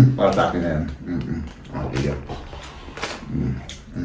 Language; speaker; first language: Filipino; non-native, fluent; German